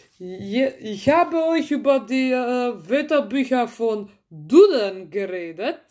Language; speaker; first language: German; early bilingual, other home language; Macedonian